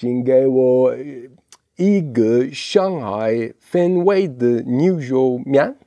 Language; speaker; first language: Chinese; non-native, learner; German